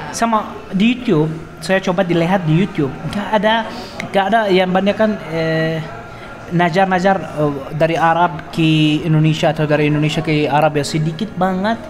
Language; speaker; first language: Indonesian; non-native, learner; Arabic